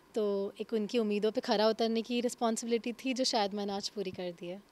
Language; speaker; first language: Hindi; native; Hindi